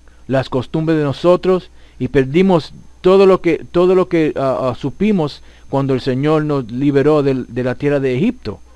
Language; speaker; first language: Spanish; early bilingual, heritage; Spanish